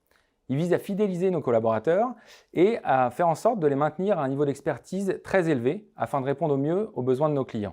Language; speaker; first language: French; native; French